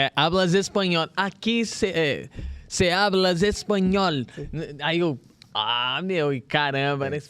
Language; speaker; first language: Portuguese; native; Portuguese